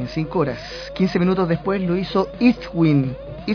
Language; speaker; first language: Spanish; native; Spanish